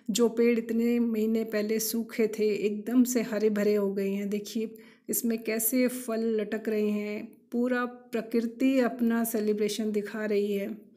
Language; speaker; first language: Hindi; non-native, local second language; Kannada